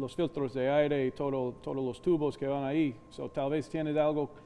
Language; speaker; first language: Spanish; non-native, fluent; English